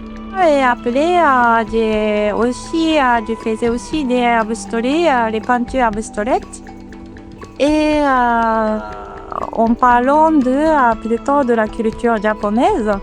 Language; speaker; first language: French; non-native, fluent; Japanese